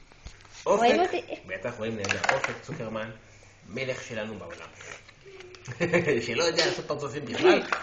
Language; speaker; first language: Hebrew; native; Hebrew